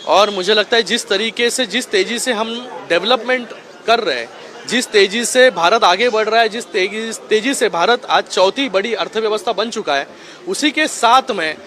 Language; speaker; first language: Hindi; non-native, local second language; Marathi